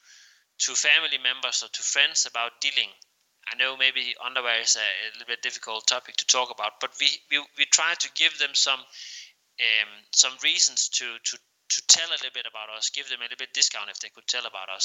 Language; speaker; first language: English; non-native, fluent; Danish